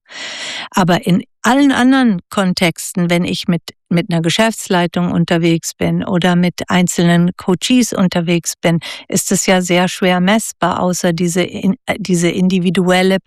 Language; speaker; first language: German; native; German